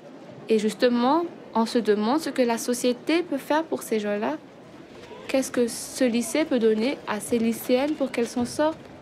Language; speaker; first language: French; non-native, local second language; Malagasy